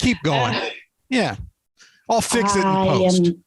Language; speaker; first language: English; native; English